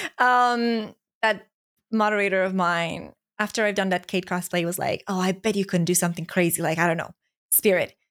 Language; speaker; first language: English; non-native, fluent; Romanian